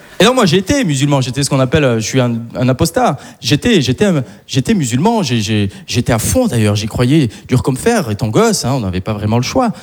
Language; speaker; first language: French; early bilingual, other home language; Arabic